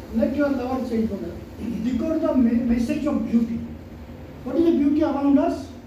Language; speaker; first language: English; non-native, local second language; Marathi